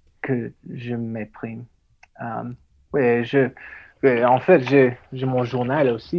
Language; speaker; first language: French; non-native, learner; English